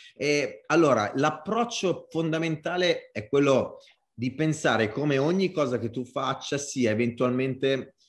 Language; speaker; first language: Italian; native; Italian